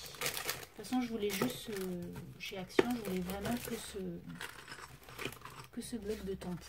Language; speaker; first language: French; native; French